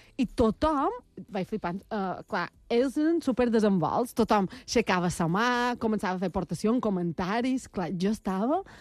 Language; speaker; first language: Catalan; native; Catalan